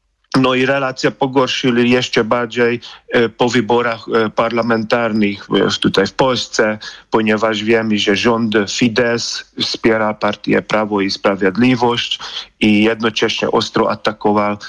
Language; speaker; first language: Polish; non-native, fluent; Hungarian